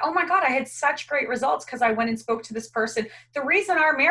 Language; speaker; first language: English; native; English